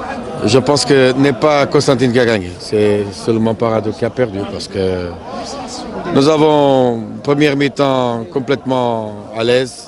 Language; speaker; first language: French; non-native, fluent; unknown